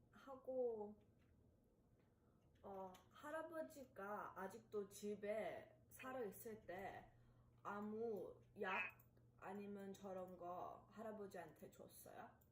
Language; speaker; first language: Korean; early bilingual, heritage; English